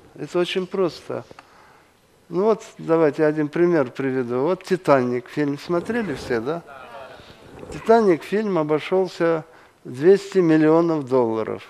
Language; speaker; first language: Russian; non-native, local second language; Kyrgyz